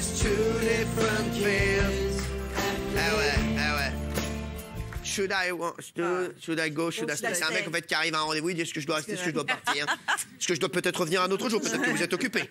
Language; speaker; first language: French; native; French